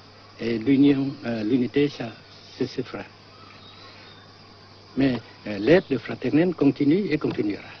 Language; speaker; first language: French; non-native, local second language; Vietnamese